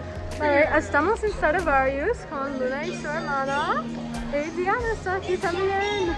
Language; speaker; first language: Spanish; non-native, learner; English